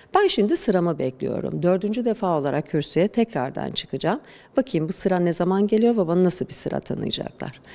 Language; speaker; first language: Turkish; non-native, fluent; Persian